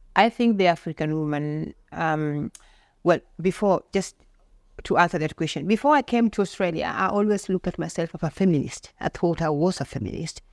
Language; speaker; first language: English; non-native, local second language; Luo (Kenya and Tanzania)